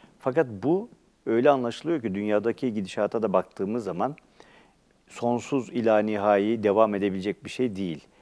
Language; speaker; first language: Turkish; native; Turkish